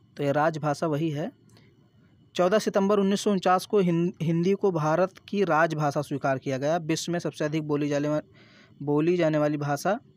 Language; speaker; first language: Hindi; native; Hindi